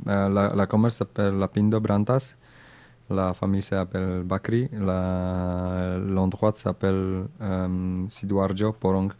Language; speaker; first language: French; non-native, learner; Indonesian